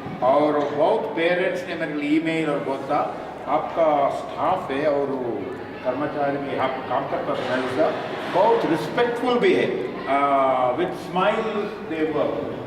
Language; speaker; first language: Hindi; non-native, learner; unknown